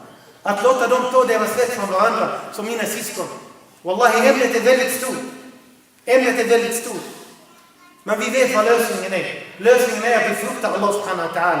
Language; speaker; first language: Swedish; non-native, fluent; Arabic